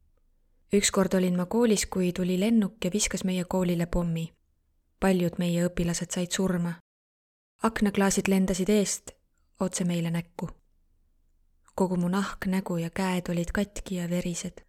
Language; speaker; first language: Estonian; non-native, learner; Arabic